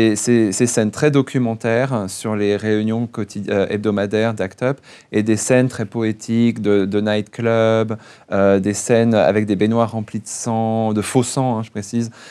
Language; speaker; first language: French; native; French